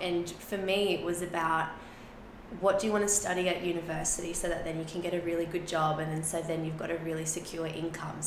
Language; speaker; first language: English; non-native, local second language; Spanish